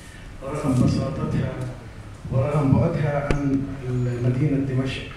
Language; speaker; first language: Arabic; native; Arabic